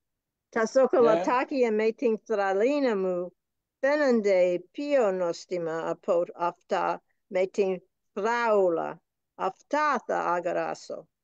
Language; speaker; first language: Greek; non-native, learner; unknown